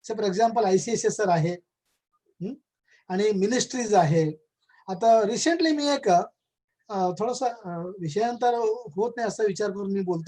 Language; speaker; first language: Marathi; non-native, local second language; Kannada